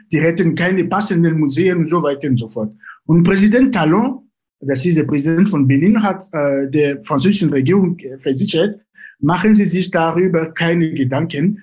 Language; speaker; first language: German; non-native, fluent; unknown